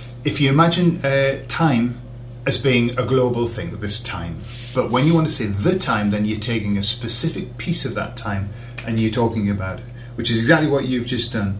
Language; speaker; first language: English; native; English